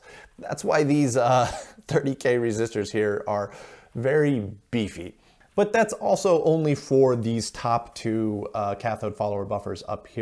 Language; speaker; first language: English; native; English